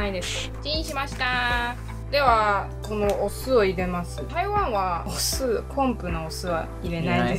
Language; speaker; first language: Japanese; non-native, learner; Chinese